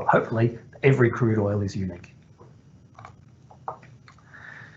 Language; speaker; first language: English; native; English